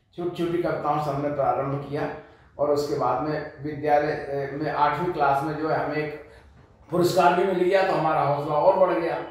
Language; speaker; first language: Hindi; native; Hindi